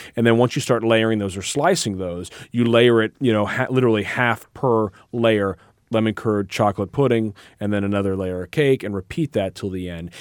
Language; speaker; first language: English; native; English